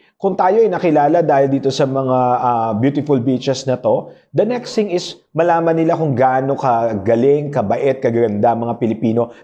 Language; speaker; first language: Filipino; non-native, local second language; Pampanga